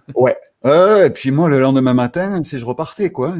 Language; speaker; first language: French; native; French